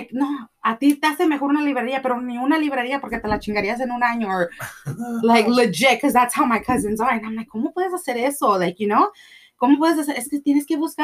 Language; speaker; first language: Spanish; early bilingual, heritage; Spanish